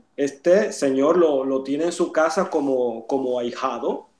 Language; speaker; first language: Spanish; native; Spanish